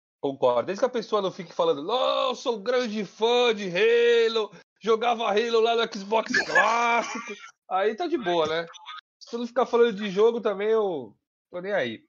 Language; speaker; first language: Portuguese; native; Portuguese